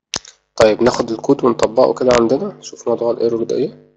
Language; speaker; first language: Arabic; native; Arabic